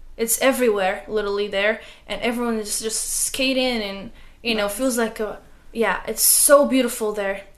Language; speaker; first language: English; non-native, learner; Arabic